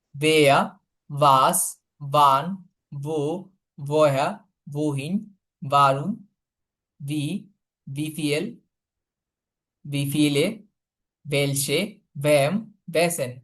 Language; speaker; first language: German; non-native, learner; Bangla